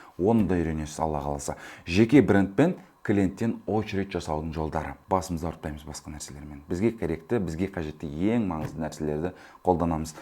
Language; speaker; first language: Kazakh; early bilingual, heritage; Kazakh